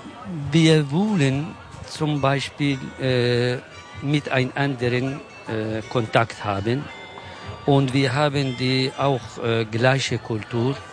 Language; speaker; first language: German; non-native, learner; Kurdish